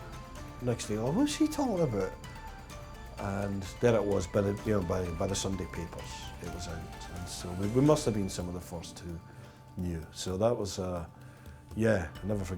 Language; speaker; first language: English; native; English